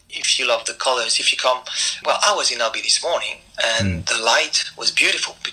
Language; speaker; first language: English; non-native, fluent; French